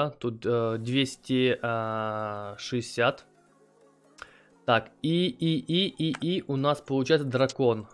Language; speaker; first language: Russian; native; Russian